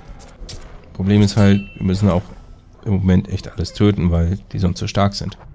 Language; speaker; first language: German; native; German